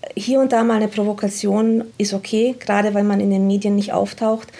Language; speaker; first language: German; non-native, fluent; Romanian